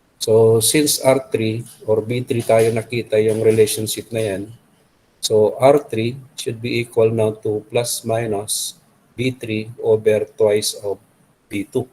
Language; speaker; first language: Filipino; native; Filipino